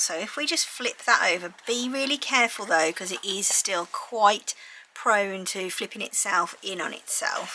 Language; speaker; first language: English; native; English